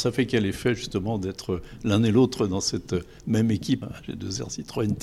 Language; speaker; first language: French; native; French